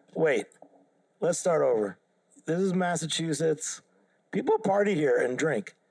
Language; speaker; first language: English; native; English